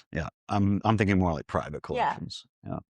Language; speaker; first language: English; native; English